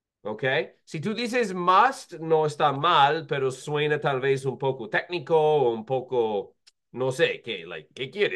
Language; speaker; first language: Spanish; non-native, fluent; English